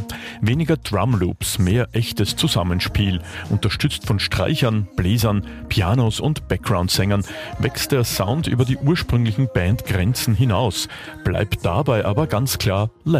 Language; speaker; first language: German; native; German